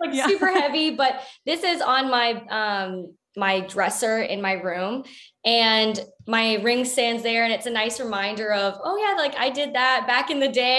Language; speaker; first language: English; native; English